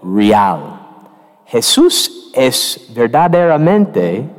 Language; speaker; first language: Spanish; non-native, learner; English